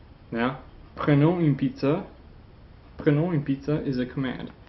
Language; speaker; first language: French; non-native, fluent; English